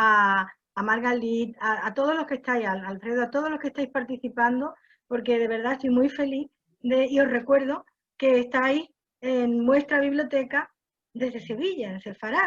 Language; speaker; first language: Spanish; native; Spanish